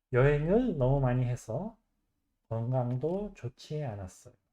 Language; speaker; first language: Korean; non-native, fluent; English